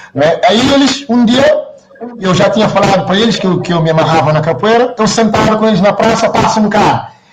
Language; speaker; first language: Portuguese; non-native, local second language; Kabuverdianu